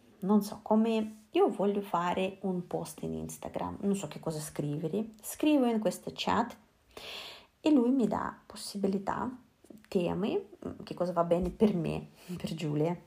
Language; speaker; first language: Italian; non-native, learner; Russian